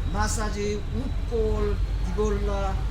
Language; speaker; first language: Russian; non-native, learner; Korean